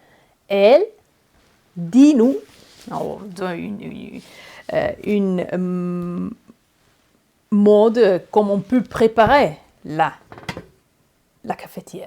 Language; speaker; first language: French; non-native, learner; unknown